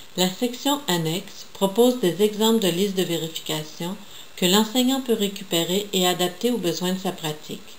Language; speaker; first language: French; native; French